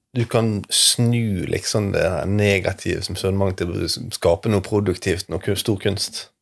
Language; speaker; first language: Norwegian; native; Norwegian